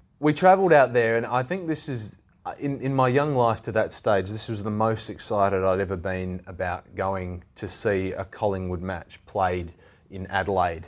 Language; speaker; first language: English; native; English